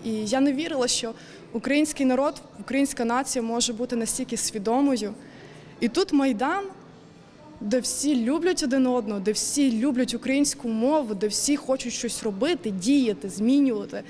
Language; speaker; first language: Ukrainian; native; Ukrainian